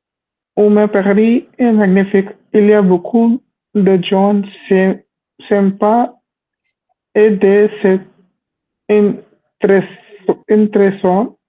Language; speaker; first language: French; non-native, learner; Hindi